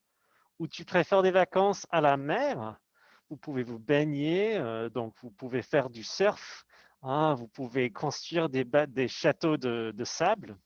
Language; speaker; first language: French; non-native, fluent; English